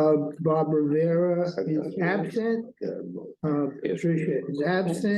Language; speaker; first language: English; native; English